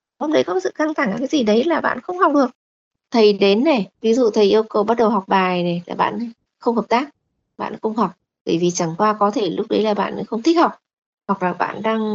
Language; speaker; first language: Vietnamese; native; Vietnamese